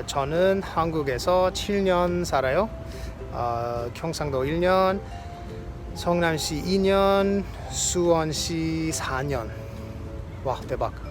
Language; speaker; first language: Korean; non-native, learner; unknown